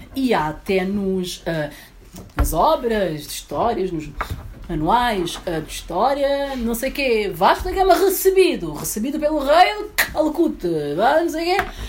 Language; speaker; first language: Portuguese; early bilingual, other home language; Upper Guinea Crioulo